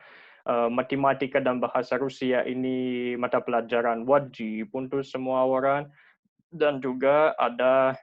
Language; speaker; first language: Indonesian; non-native, fluent; Russian